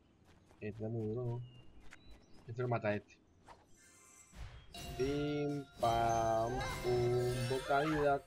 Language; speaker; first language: Spanish; native; Spanish